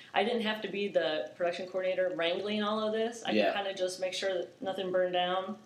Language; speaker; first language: English; native; English